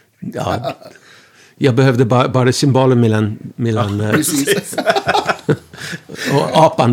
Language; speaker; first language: Swedish; non-native, fluent; English